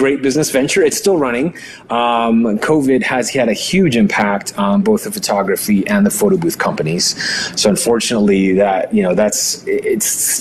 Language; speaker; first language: English; early bilingual, other home language; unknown